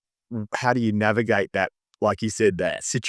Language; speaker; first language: English; native; English